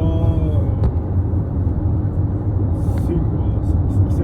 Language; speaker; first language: Spanish; non-native, learner; Latvian